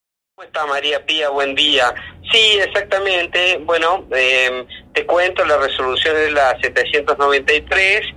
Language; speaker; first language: Spanish; native; Spanish